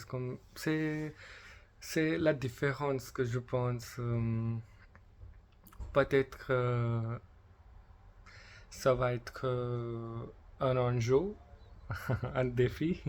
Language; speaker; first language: French; non-native, learner; English